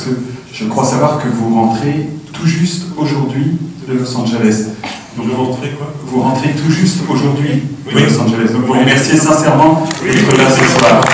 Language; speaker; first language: French; native; French